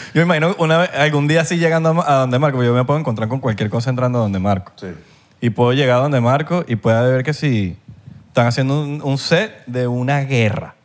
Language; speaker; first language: Spanish; native; Spanish